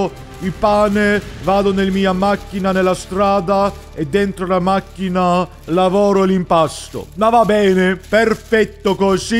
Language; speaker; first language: Italian; non-native, learner; English